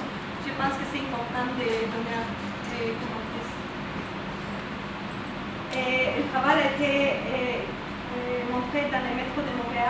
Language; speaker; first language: French; non-native, fluent; Spanish